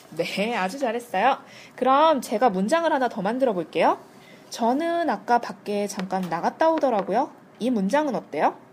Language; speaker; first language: Korean; native; Korean